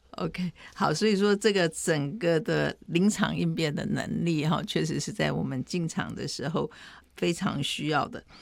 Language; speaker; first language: Chinese; native; Chinese